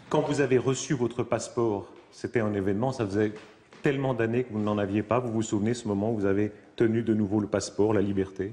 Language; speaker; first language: French; native; French